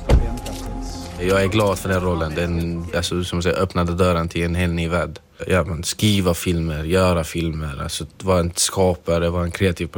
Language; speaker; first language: Swedish; non-native, fluent; Arabic